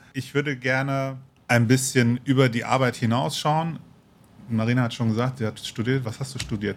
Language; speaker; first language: German; native; German